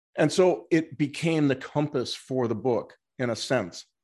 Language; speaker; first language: English; native; English